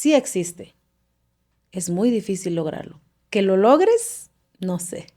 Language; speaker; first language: Spanish; native; Spanish